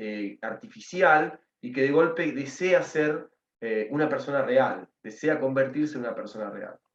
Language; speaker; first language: Spanish; native; Spanish